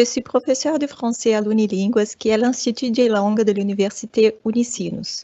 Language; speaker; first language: French; non-native, fluent; Portuguese